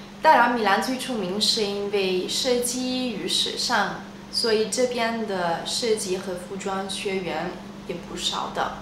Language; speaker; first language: Chinese; non-native, fluent; Italian